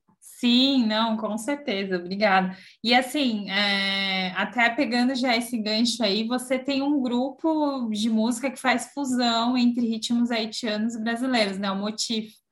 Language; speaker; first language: Portuguese; native; Portuguese